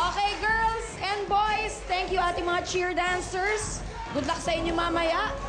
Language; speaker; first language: Filipino; native; Filipino